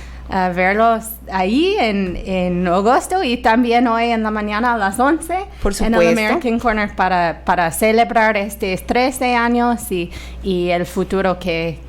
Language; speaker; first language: Spanish; non-native, fluent; English